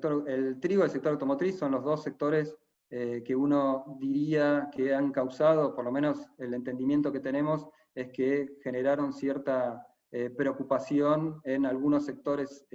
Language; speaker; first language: Spanish; native; Spanish